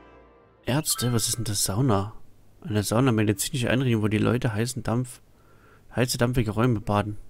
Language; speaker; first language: German; native; German